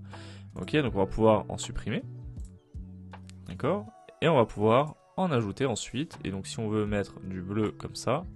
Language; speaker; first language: French; native; French